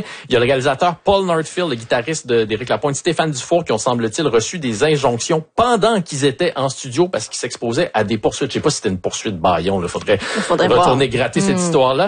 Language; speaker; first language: French; native; French